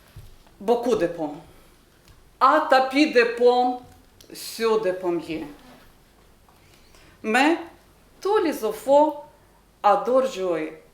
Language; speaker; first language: French; non-native, learner; Ukrainian